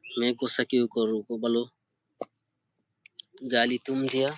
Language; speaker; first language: Hindi; non-native, learner; Bangla